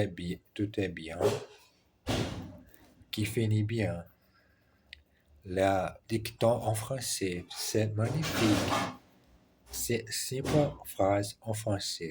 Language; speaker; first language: French; non-native, learner; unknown